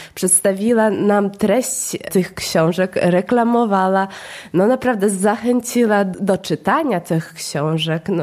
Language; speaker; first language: Polish; early bilingual, heritage; Polish